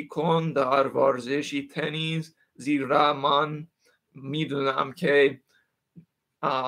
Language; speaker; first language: Persian; non-native, learner; English